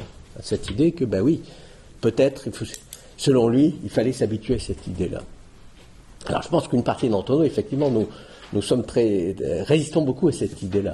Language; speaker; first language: French; native; French